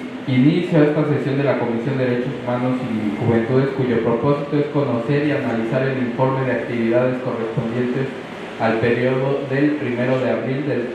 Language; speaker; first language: Spanish; native; Spanish